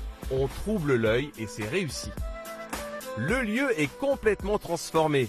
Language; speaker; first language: French; native; French